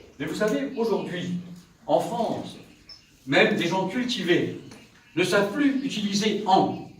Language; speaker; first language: French; native; French